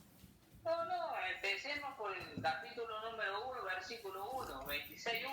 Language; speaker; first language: Spanish; native; Spanish